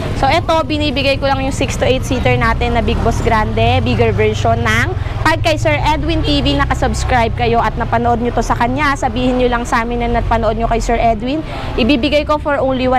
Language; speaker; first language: Filipino; native; Filipino